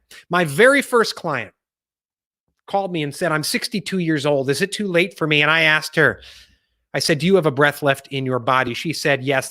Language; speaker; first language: English; native; English